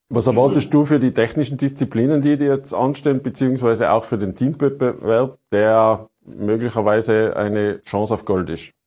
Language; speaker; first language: German; native; German